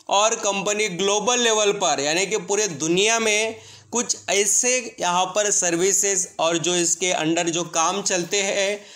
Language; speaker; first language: Hindi; native; Hindi